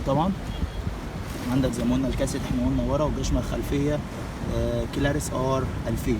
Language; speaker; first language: Arabic; native; Arabic